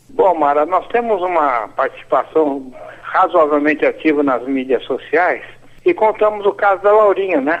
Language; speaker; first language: Portuguese; native; Portuguese